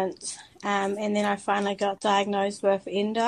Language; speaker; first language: English; native; English